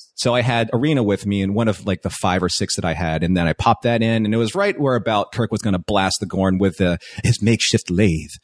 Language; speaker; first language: English; native; English